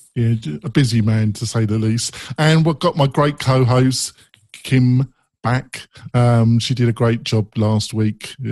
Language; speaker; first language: English; native; English